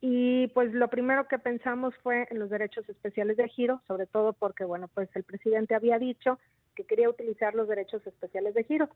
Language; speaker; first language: Spanish; native; Spanish